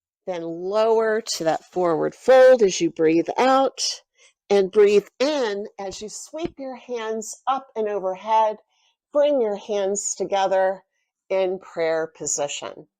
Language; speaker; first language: English; native; English